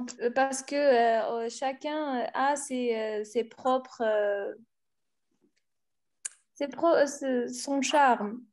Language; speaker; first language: French; non-native, learner; Arabic